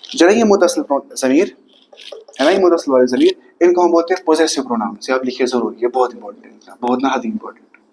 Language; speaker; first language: Urdu; native; Urdu